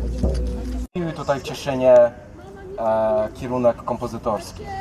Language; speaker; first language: Polish; non-native, fluent; Ukrainian